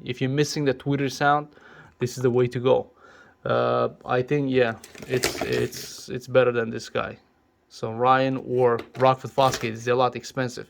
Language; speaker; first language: English; non-native, local second language; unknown